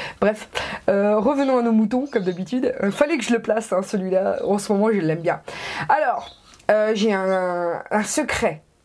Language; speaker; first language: French; native; French